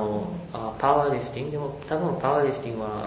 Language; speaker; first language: Japanese; non-native, learner; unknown